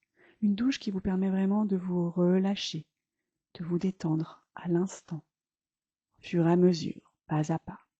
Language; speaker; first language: French; native; French